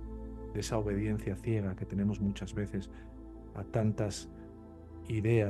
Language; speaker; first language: Spanish; native; Spanish